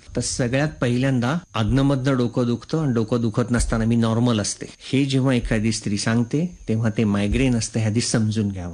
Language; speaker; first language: Marathi; native; Marathi